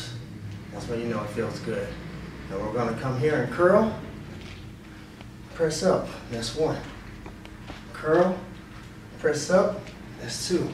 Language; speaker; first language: English; native; English